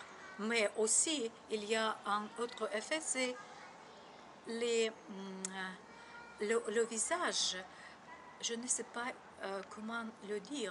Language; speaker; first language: French; non-native, learner; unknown